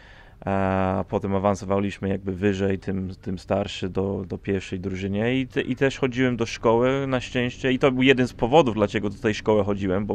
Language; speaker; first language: Polish; non-native, fluent; English